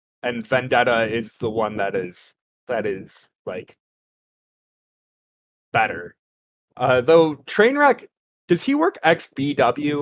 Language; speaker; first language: English; native; English